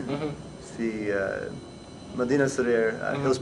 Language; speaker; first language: Arabic; non-native, learner; English